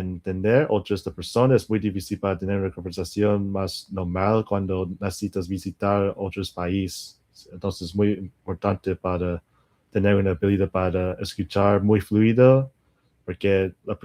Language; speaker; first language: Spanish; non-native, learner; English